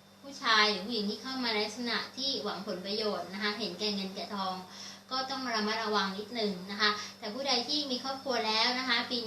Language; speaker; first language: Thai; native; Thai